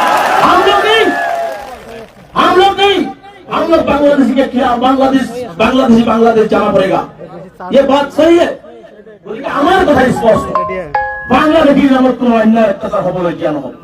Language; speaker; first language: Hindi; non-native, local second language; Bangla